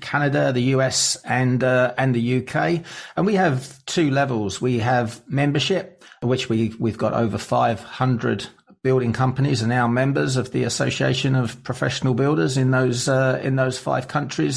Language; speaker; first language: English; native; English